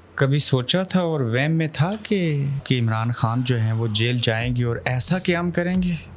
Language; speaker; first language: Urdu; native; Urdu